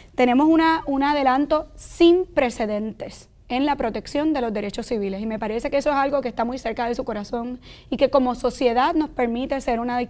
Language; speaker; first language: Spanish; native; Spanish